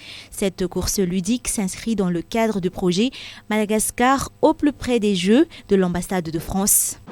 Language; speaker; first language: French; non-native, local second language; Malagasy